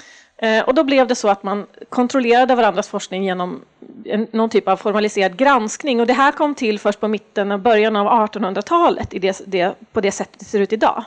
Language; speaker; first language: Swedish; native; Swedish